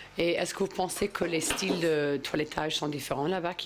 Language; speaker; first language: French; non-native, fluent; English